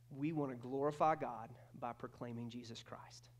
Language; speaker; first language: English; native; English